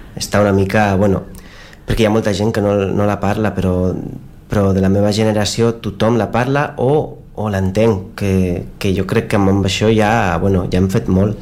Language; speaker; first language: Catalan; non-native, local second language; Spanish